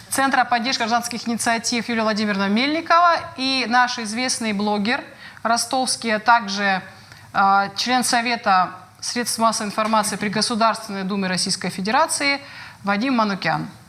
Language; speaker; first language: Russian; native; Russian